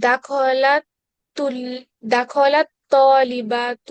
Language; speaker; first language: Arabic; non-native, learner; Bangla